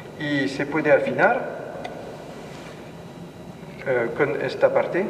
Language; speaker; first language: Spanish; non-native, learner; French